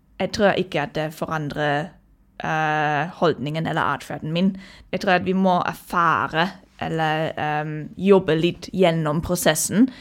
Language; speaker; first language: Norwegian; non-native, fluent; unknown